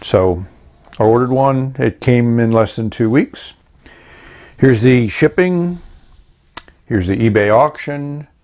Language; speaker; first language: English; native; English